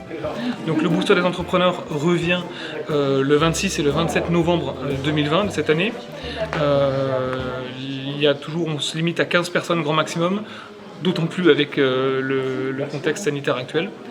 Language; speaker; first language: French; native; French